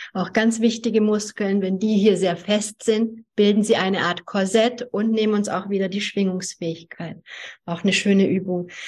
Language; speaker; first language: German; early bilingual, other home language; Hungarian